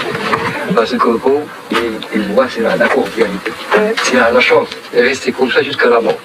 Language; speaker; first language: French; non-native, learner; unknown